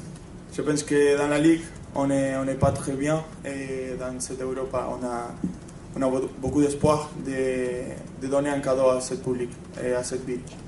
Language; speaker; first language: French; non-native, fluent; Spanish